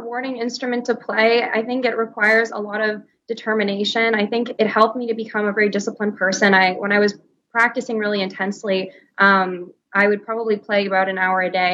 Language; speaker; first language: English; native; English